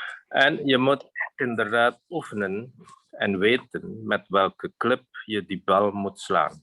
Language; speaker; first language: Dutch; non-native, fluent; Indonesian